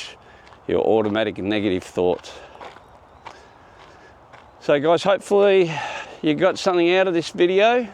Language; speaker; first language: English; native; English